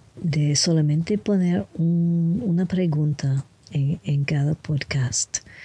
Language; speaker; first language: Spanish; non-native, fluent; French